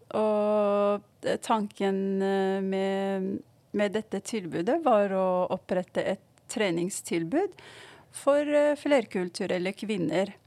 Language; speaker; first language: Norwegian; non-native, fluent; Arabic